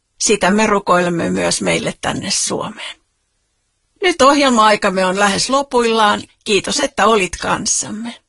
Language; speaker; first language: Finnish; native; Finnish